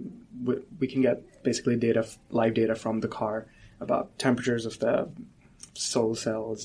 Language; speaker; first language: English; non-native, local second language; Hindi